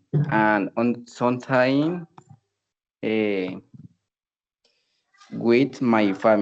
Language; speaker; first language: English; non-native, learner; Spanish